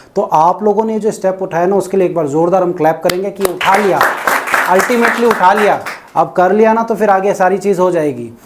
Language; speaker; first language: Hindi; native; Hindi